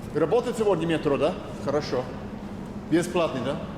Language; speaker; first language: Russian; non-native, learner; English